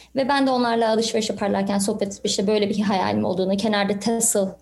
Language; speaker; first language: Turkish; early bilingual, heritage; Turkish